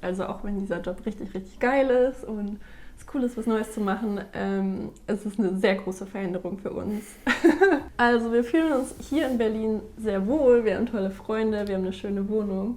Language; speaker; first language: German; native; German